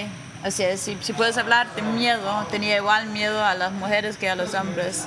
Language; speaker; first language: Spanish; non-native, fluent; Danish